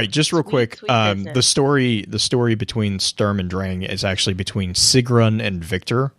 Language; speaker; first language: English; native; English